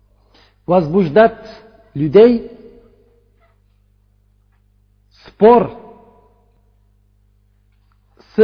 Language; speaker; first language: Russian; non-native, learner; Uzbek